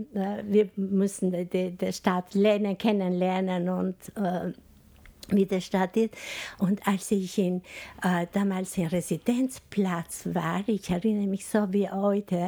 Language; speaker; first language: German; non-native, fluent; Albanian